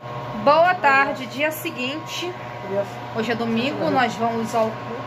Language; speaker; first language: Portuguese; native; Portuguese